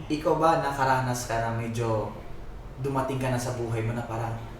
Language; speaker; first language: Filipino; native; Filipino